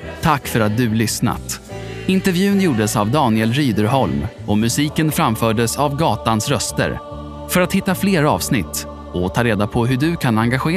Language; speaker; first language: Swedish; native; Swedish